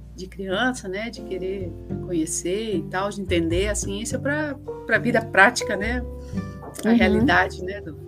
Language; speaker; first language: Portuguese; early bilingual, other home language; Spanish